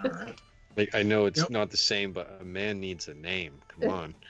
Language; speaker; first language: English; native; English